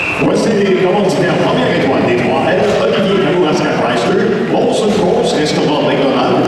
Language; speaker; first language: French; native; French